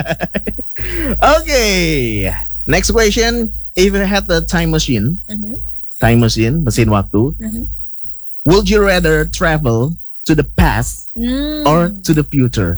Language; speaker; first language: English; non-native, fluent; Indonesian